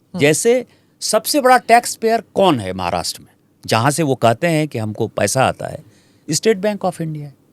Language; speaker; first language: Hindi; native; Hindi